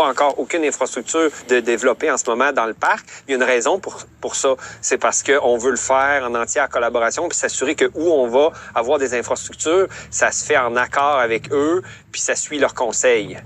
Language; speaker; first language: French; native; French